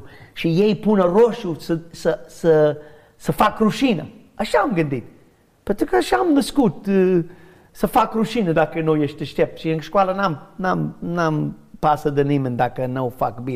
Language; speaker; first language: Romanian; non-native, learner; English